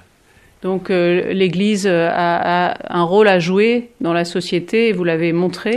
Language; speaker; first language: French; native; French